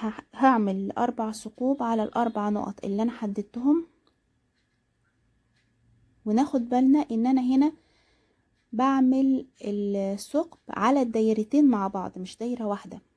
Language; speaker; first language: Arabic; native; Arabic